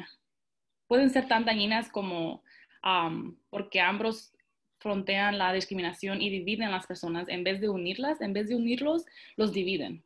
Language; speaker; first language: Spanish; early bilingual, heritage; Spanish